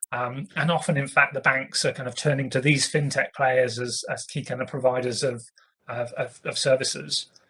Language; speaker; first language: English; native; English